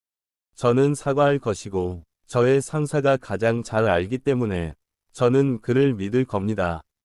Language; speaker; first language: Korean; non-native, learner; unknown